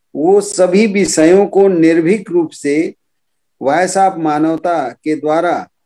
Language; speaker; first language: Hindi; native; Hindi